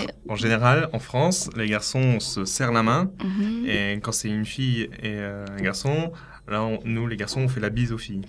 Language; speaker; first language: French; native; French